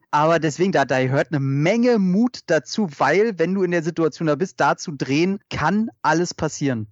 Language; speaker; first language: German; native; German